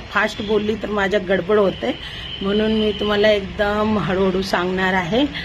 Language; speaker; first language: Marathi; non-native, local second language; Hindi